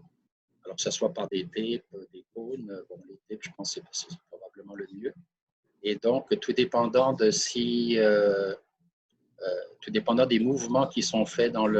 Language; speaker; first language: French; native; French